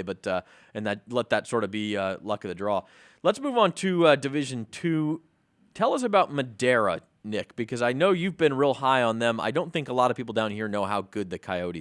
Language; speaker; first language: English; native; English